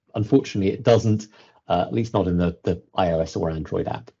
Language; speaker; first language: English; native; English